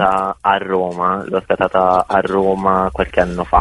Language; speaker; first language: Italian; non-native, fluent; Bosnian